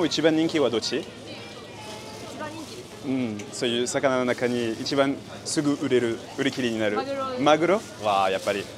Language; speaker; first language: Japanese; non-native, learner; French